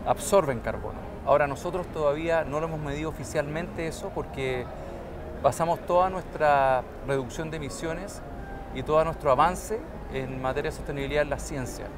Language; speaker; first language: Spanish; native; Spanish